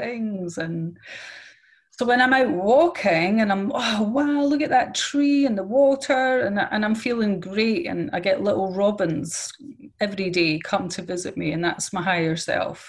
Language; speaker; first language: English; native; English